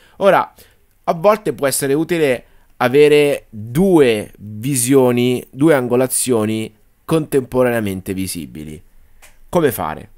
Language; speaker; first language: Italian; native; Italian